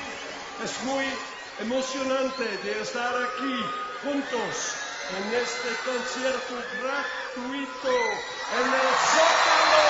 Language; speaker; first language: Spanish; non-native, learner; English